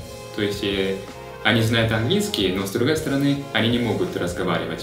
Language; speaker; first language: Russian; non-native, fluent; Japanese